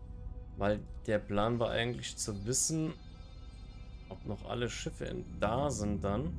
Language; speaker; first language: German; native; German